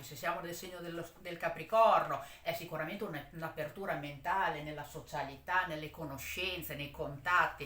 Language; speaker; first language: Italian; native; Italian